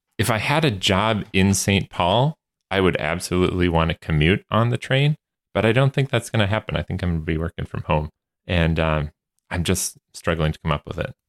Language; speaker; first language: English; native; English